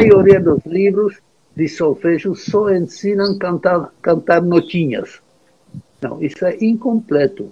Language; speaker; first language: Portuguese; non-native, fluent; Czech